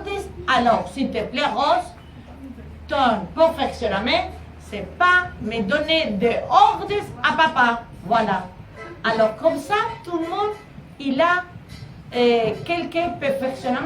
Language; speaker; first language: French; non-native, learner; Spanish